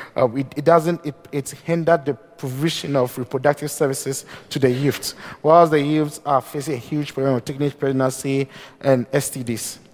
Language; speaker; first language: English; non-native, local second language; Akan